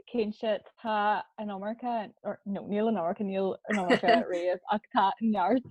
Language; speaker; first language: Irish; non-native, local second language; English